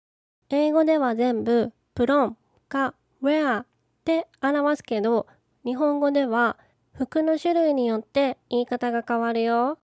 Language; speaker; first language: Japanese; native; Japanese